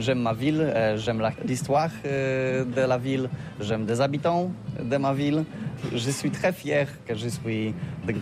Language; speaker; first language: French; non-native, learner; Polish